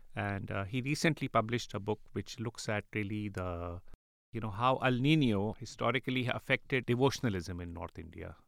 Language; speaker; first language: English; non-native, local second language; Urdu